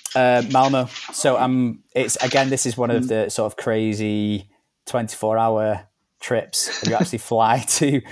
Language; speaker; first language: English; native; English